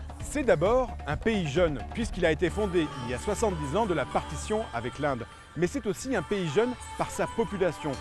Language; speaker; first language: French; native; French